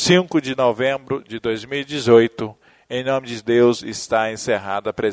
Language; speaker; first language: Portuguese; native; Portuguese